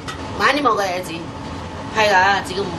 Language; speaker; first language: Korean; non-native, learner; Chinese